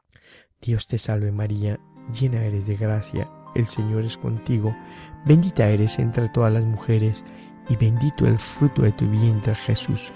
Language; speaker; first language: Spanish; native; Spanish